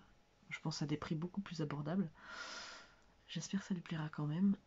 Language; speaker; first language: French; native; French